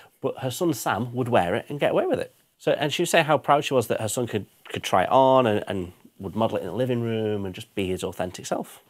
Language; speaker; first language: English; native; English